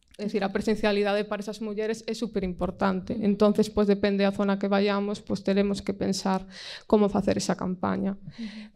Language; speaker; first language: Galician; non-native, local second language; Spanish